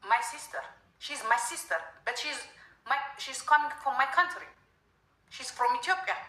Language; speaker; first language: English; non-native, learner; Amharic